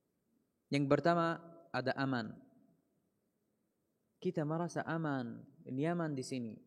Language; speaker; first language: Indonesian; non-native, fluent; Arabic